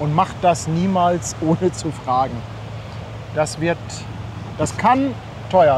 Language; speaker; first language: German; native; German